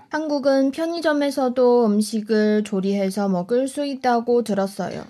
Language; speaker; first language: Korean; non-native, fluent; Chinese